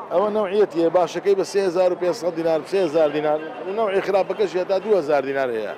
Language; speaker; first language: Central Kurdish; native; Central Kurdish